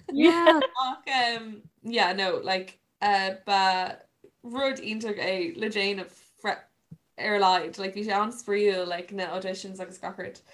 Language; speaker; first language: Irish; non-native, local second language; English